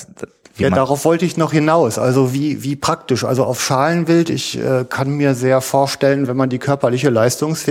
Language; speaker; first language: German; native; German